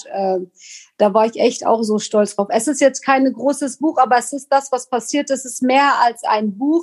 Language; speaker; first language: German; non-native, fluent; Kurdish